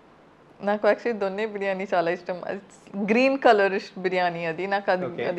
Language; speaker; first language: Telugu; non-native, fluent; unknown